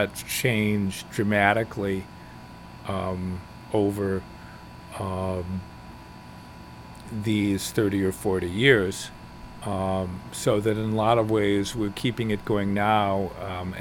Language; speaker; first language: English; native; English